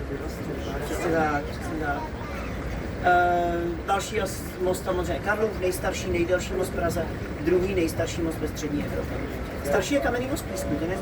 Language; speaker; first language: Czech; native; Czech